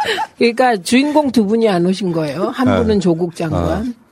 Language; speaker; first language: Korean; native; Korean